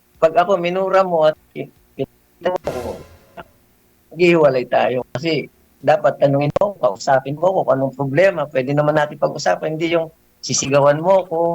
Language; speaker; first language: Filipino; native; Filipino